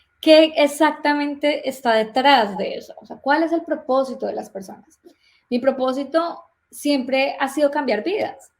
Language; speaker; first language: Spanish; native; Spanish